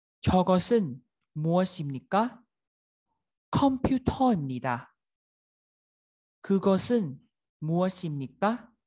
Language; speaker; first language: Korean; non-native, fluent; Vietnamese